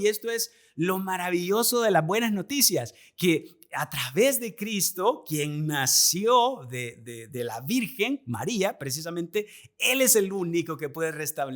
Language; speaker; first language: Spanish; native; Spanish